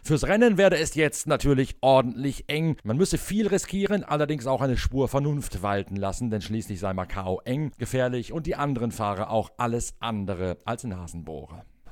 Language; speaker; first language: German; native; German